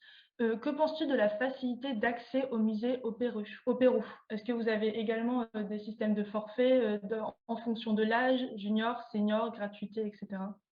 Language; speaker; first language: French; native; French